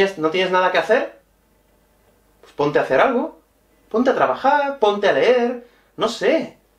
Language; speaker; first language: Spanish; native; Spanish